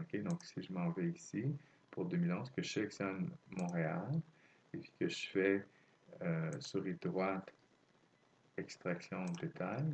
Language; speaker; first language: French; native; French